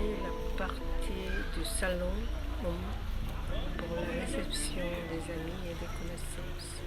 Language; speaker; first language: French; non-native, learner; Korean